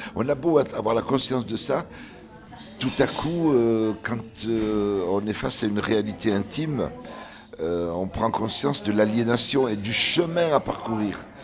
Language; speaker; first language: French; early bilingual, other home language; Kabyle